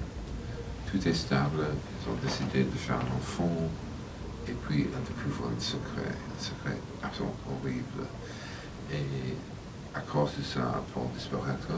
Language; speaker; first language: French; non-native, fluent; English